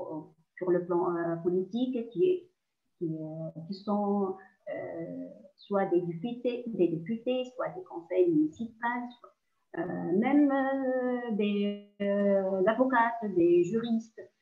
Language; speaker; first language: French; non-native, local second language; Arabic